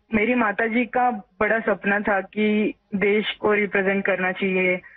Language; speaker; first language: Hindi; non-native, local second language; Marathi